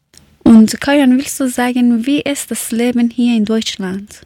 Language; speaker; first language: German; non-native, fluent; Persian